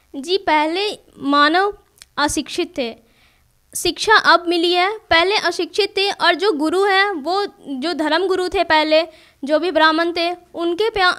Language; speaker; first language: Hindi; native; Hindi